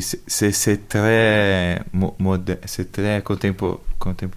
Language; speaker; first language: French; non-native, learner; Portuguese